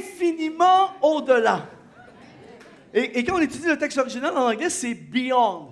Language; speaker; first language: French; native; French